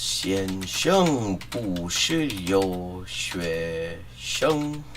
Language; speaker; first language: Chinese; non-native, learner; English